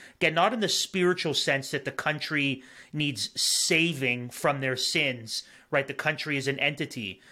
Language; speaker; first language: English; native; English